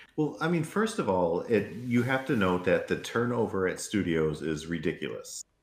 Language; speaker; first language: English; native; English